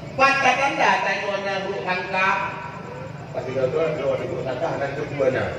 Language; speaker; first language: Malay; non-native, local second language; Achinese